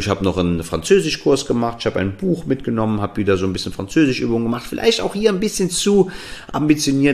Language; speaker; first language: German; native; German